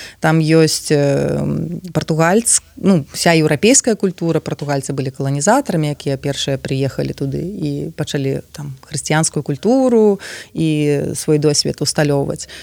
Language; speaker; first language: Belarusian; non-native, local second language; Russian